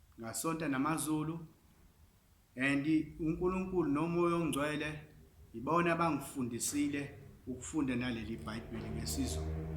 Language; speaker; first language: Zulu; non-native, local second language; English